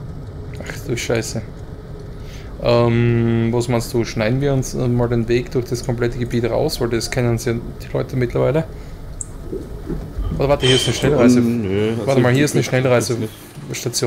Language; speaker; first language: German; native; German